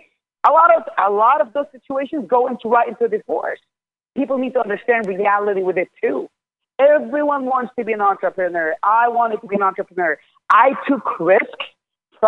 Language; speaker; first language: English; non-native, fluent; Arabic